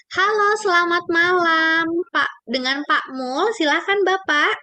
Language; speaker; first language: Indonesian; native; Indonesian